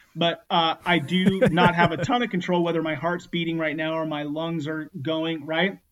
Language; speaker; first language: English; native; English